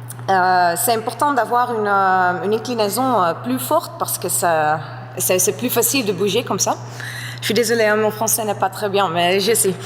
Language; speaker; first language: French; non-native, fluent; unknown